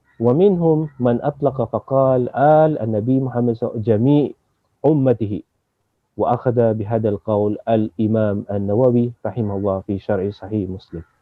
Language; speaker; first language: Arabic; non-native, fluent; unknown